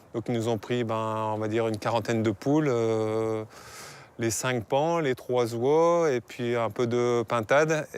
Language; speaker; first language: French; native; French